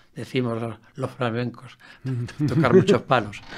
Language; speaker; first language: Spanish; native; Spanish